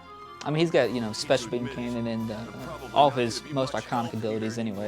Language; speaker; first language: English; native; English